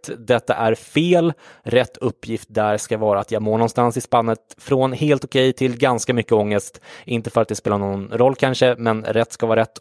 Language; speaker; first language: Swedish; native; Swedish